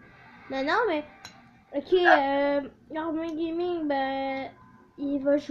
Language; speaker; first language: French; native; French